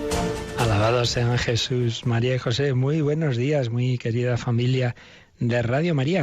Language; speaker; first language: Spanish; native; Spanish